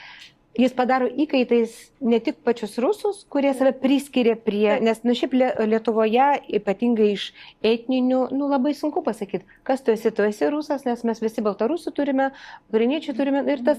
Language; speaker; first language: Lithuanian; non-native, local second language; Russian